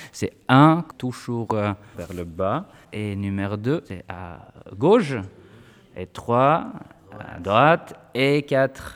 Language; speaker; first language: French; non-native, fluent; Swedish